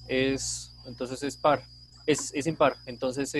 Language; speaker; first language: Spanish; native; Spanish